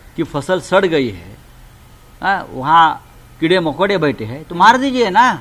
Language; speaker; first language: Hindi; non-native, local second language; Marathi